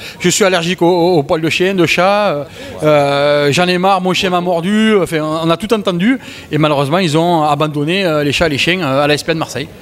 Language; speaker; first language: French; native; French